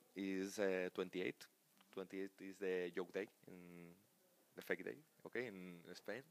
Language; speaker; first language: English; non-native, fluent; Spanish